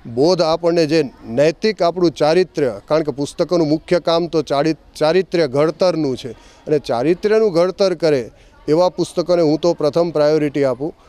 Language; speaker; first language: Gujarati; native; Gujarati